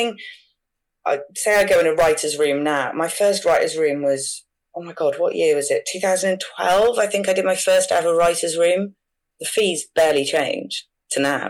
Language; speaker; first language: English; native; English